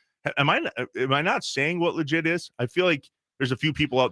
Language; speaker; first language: English; native; English